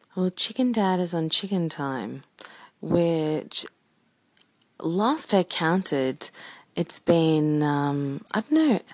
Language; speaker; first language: English; non-native, fluent; Japanese